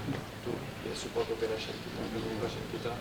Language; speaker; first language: Indonesian; non-native, fluent; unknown